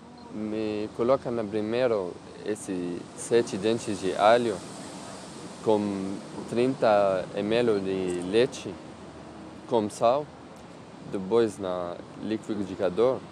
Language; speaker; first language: Portuguese; non-native, learner; Arabic